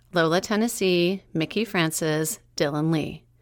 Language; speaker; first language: English; native; English